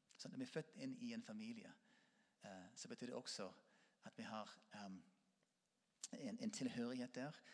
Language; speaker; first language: Norwegian; non-native, fluent; English